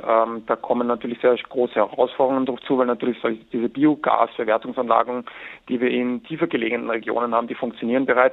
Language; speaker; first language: German; native; German